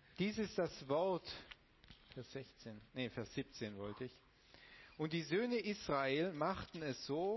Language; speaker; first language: German; non-native, fluent; Romanian